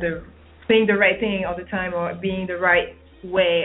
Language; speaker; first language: English; non-native, fluent; French